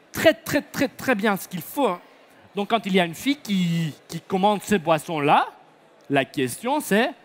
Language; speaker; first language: French; non-native, fluent; Dutch